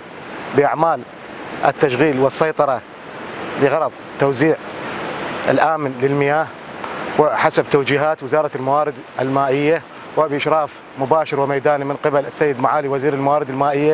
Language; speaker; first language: Arabic; native; Arabic